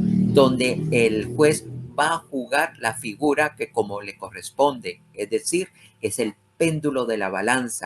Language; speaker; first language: Spanish; native; Spanish